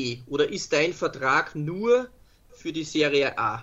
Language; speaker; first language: German; native; German